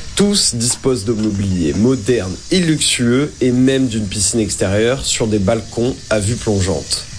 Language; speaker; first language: French; native; French